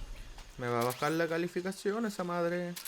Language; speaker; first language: Spanish; native; Spanish